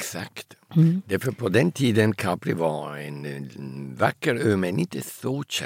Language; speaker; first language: Swedish; early bilingual, heritage; Italian